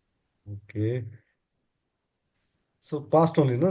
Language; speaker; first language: Kannada; non-native, learner; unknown